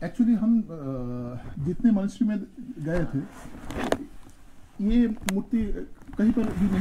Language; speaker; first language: Hindi; non-native, local second language; Bangla